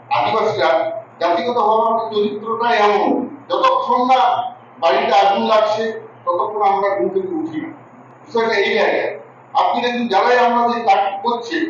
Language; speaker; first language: Bangla; non-native, local second language; Santali